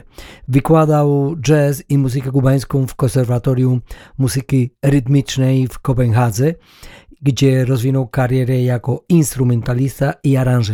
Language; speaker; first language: Polish; native; Polish